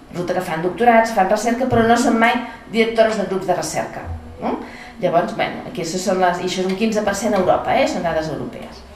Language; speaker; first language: Catalan; native; Catalan